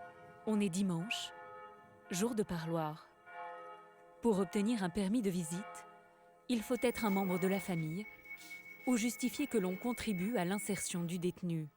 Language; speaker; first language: French; native; French